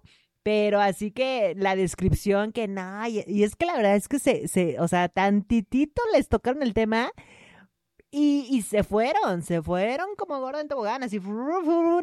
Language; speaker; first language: Spanish; native; Spanish